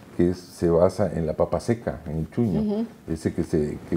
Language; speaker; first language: Spanish; native; Spanish